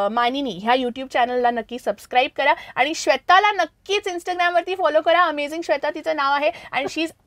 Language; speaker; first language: Marathi; early bilingual, heritage; Marathi